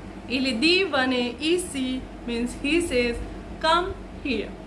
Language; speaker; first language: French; non-native, fluent; Hindi